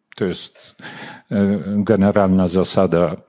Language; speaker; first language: Polish; non-native, fluent; Kurdish